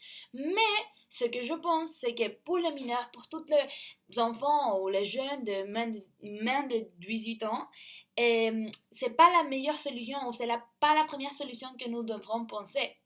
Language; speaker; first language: French; non-native, learner; Spanish